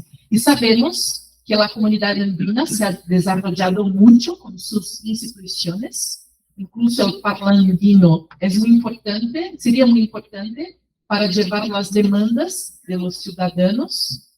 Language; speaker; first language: Spanish; non-native, fluent; Portuguese